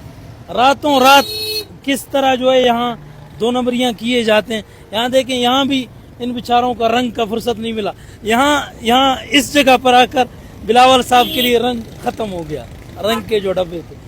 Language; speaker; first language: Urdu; non-native, local second language; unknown